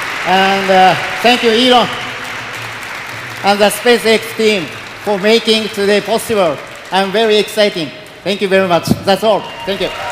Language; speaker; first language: English; non-native, learner; Japanese